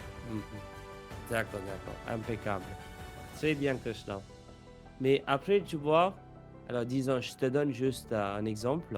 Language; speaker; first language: French; non-native, fluent; English